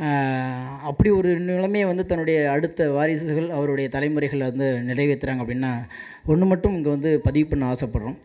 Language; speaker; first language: Tamil; native; Tamil